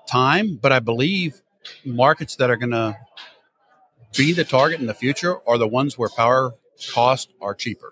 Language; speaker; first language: English; native; English